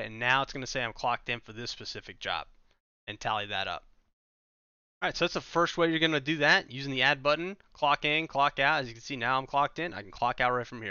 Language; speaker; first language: English; native; English